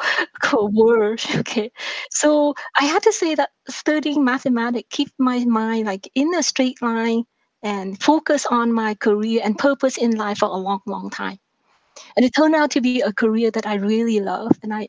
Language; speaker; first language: English; non-native, fluent; Vietnamese